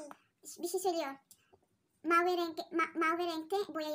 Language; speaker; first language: Turkish; native; Turkish